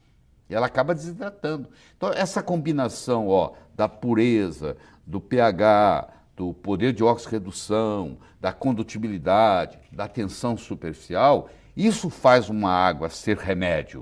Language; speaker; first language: Portuguese; native; Portuguese